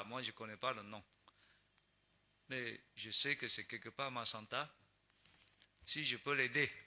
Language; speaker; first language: French; non-native, learner; Chinese